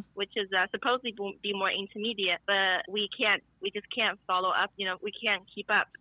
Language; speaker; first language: English; non-native, fluent; Chinese